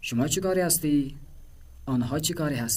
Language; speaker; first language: Persian; non-native, fluent; Urdu